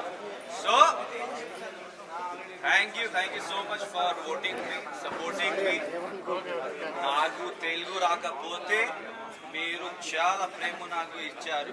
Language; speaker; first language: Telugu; non-native, learner; Hindi